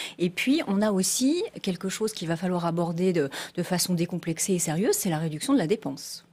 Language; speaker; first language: French; native; French